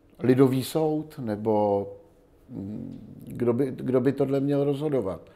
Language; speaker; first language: Czech; native; Czech